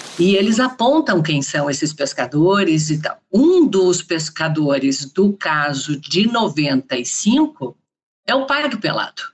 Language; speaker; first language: Portuguese; native; Portuguese